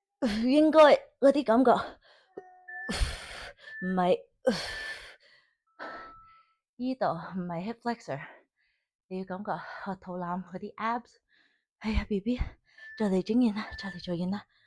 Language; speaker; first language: Cantonese; early bilingual, heritage; Cantonese